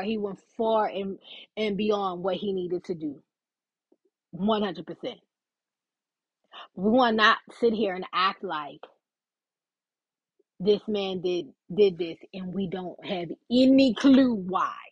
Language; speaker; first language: English; native; English